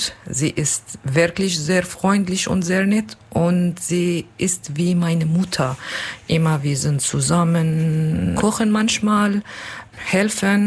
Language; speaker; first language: German; non-native, learner; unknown